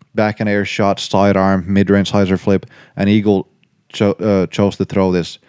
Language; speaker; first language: English; non-native, fluent; Finnish